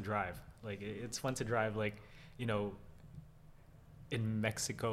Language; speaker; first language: English; early bilingual, other home language; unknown